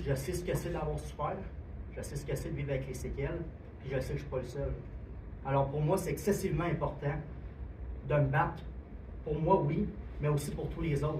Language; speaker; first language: French; native; French